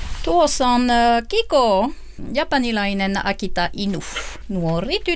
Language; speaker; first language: Finnish; non-native, fluent; French